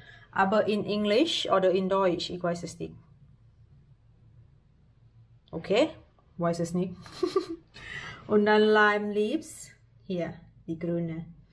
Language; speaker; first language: German; non-native, learner; Thai